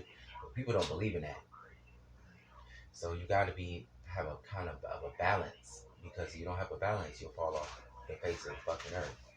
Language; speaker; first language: English; native; English